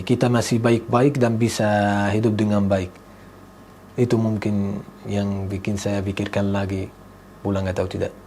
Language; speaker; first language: Indonesian; non-native, learner; Arabic